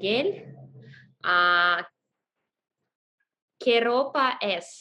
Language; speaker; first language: Spanish; non-native, learner; Russian